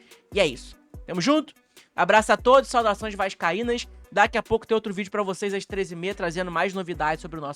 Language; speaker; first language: Portuguese; native; Portuguese